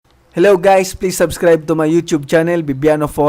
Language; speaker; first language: English; non-native, local second language; Filipino